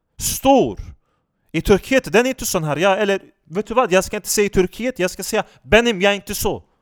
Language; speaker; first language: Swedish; non-native, fluent; Turkish